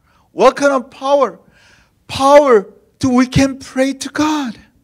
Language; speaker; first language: English; non-native, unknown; Korean